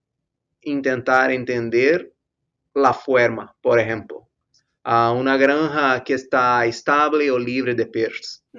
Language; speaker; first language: Spanish; non-native, fluent; Portuguese